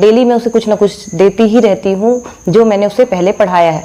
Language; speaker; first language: Hindi; native; Hindi